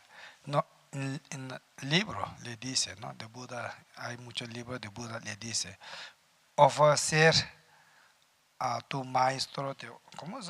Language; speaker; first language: Spanish; non-native, learner; Tibetan